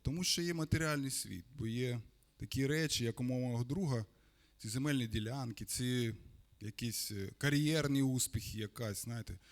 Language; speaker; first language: Ukrainian; non-native, local second language; Russian